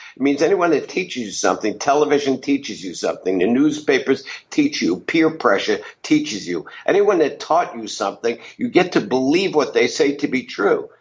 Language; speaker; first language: English; native; English